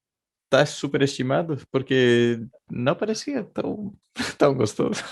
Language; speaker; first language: Portuguese; non-native, fluent; Spanish